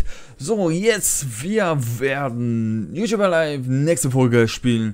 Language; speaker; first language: German; non-native, learner; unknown